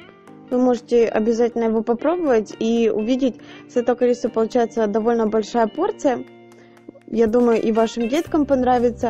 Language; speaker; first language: Russian; native; Russian